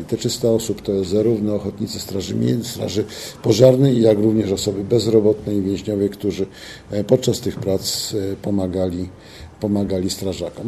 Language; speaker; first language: Polish; native; Polish